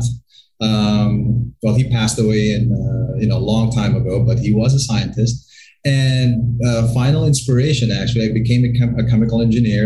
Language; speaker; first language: English; non-native, local second language; Hiligaynon